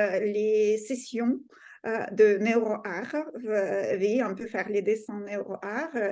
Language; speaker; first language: French; non-native, fluent; Russian